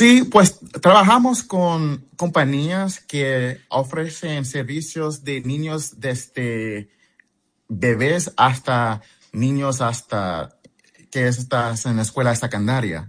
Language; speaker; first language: Spanish; early bilingual, heritage; Spanish